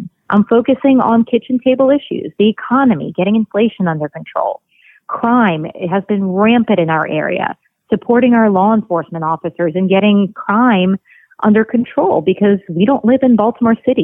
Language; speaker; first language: English; early bilingual, other home language; Russian